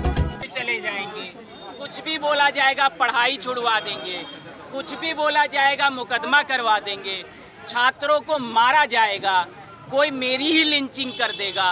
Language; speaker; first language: Hindi; native; Hindi